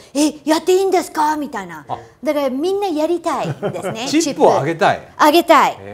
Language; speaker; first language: Japanese; non-native, fluent; English